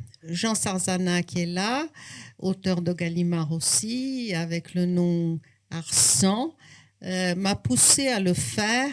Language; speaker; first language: French; non-native, fluent; Portuguese